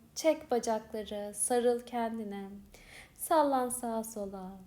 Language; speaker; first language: Turkish; native; Turkish